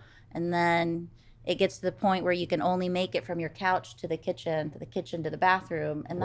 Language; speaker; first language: English; native; English